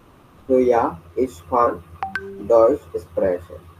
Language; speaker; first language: German; non-native, fluent; Hindi